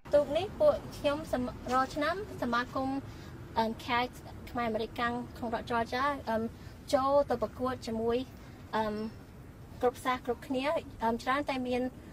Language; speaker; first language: Khmer; early bilingual, heritage; Khmer